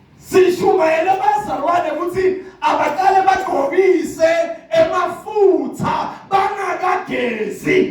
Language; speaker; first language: Zulu; non-native, local second language; Swati